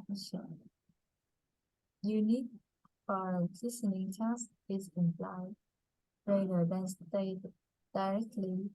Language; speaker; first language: English; non-native, learner; Vietnamese